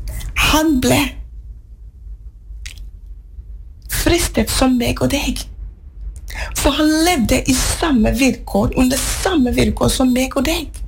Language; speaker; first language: Norwegian; non-native, fluent; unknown